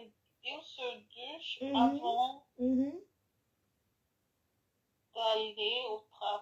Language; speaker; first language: French; non-native, learner; English